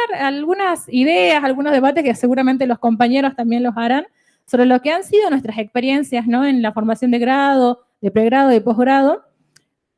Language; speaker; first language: Spanish; native; Spanish